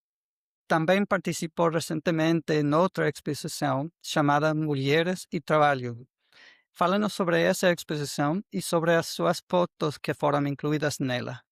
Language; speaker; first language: Portuguese; non-native, learner; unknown